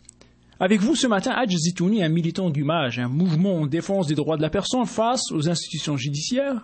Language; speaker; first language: French; native; French